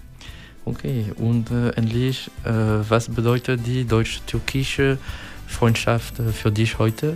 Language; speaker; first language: German; non-native, learner; English